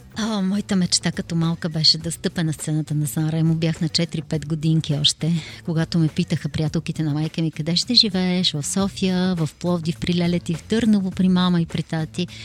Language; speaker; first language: Bulgarian; native; Bulgarian